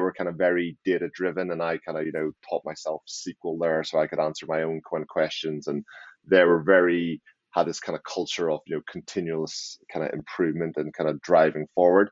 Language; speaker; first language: English; native; English